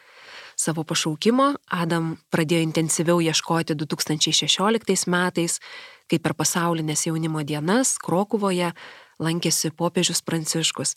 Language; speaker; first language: Lithuanian; native; Lithuanian